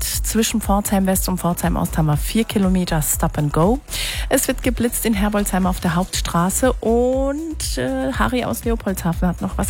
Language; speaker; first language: German; native; German